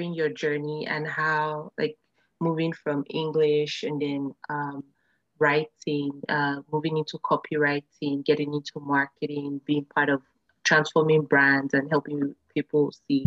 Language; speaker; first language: English; non-native, local second language; Yoruba